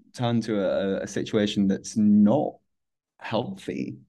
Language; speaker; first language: English; native; English